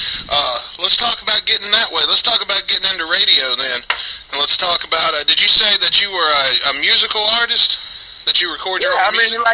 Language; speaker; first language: English; native; English